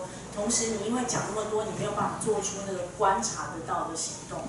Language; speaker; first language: Chinese; native; Chinese